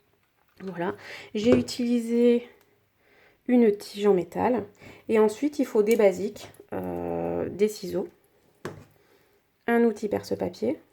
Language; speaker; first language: French; native; French